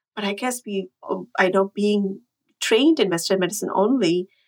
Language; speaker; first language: English; non-native, local second language; Tamil